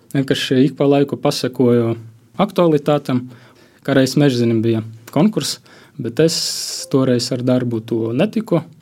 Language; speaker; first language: Latvian; non-native, local second language; Russian